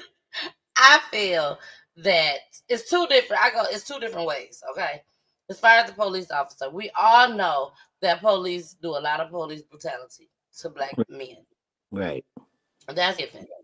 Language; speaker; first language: English; native; English